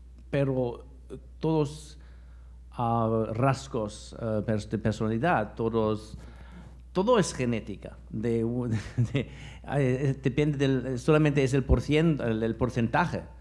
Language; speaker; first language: Spanish; non-native, fluent; German